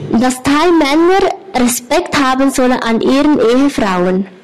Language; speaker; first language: German; non-native, learner; Thai